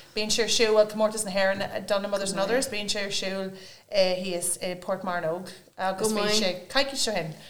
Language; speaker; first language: Irish; non-native, local second language; English